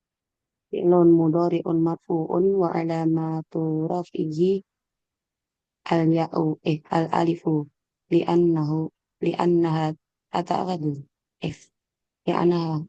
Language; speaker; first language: Arabic; non-native, learner; Indonesian